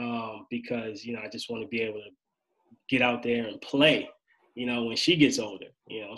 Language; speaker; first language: English; native; English